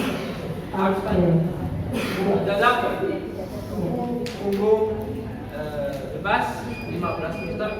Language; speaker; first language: Indonesian; non-native, learner; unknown